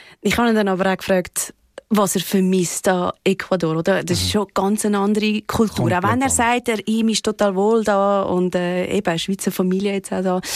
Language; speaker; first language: German; native; German